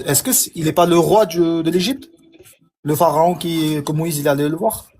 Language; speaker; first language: French; native; French